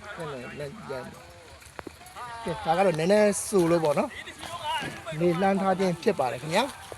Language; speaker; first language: Burmese; native; Burmese